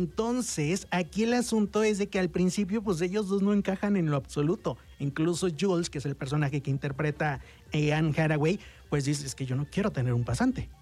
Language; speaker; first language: Spanish; native; Spanish